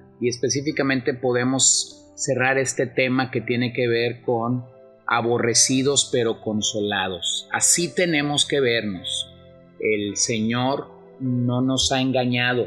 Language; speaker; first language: Spanish; native; Spanish